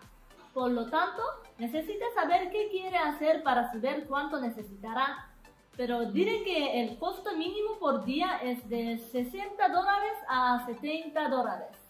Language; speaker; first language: Spanish; non-native, learner; Japanese